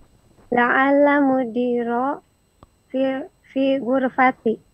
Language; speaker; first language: Arabic; non-native, learner; Indonesian